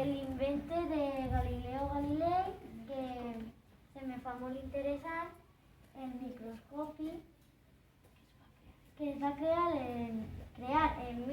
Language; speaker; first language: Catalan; non-native, local second language; Spanish